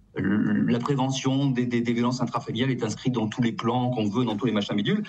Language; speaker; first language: French; native; French